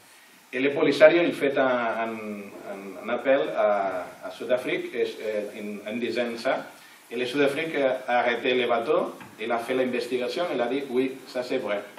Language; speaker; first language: French; non-native, learner; Catalan